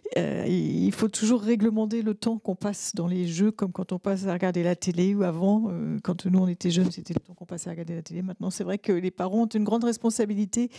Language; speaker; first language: French; native; French